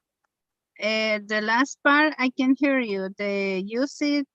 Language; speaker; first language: English; non-native, learner; Spanish